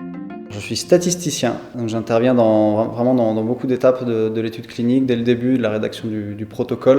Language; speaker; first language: French; native; French